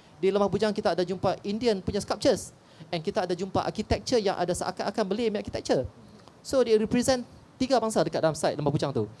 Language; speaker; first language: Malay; native; Malay